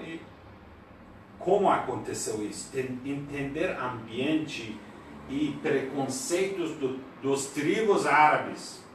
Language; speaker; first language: Portuguese; non-native, learner; Persian